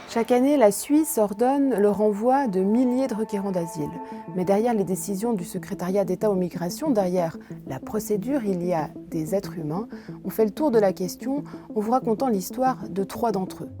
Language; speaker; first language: French; native; French